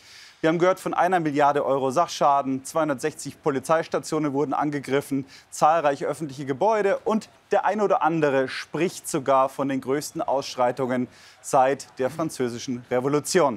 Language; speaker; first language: German; native; German